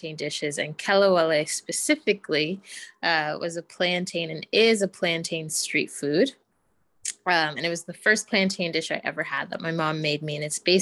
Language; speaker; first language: English; native; English